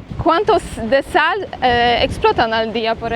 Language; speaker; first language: Spanish; non-native, fluent; Polish